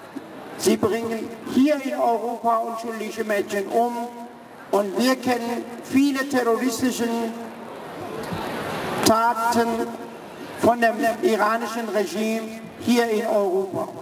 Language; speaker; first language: German; early bilingual, other home language; Persian